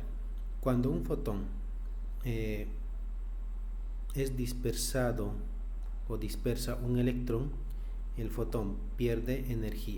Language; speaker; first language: Spanish; native; Spanish